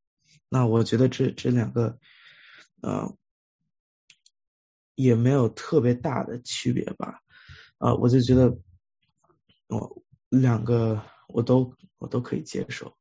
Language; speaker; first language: Chinese; early bilingual, heritage; Chinese